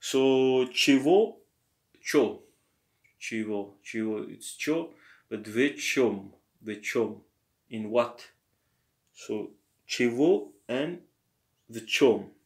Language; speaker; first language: Russian; non-native, learner; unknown